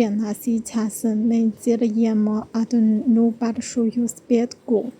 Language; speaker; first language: Russian; non-native, learner; Chinese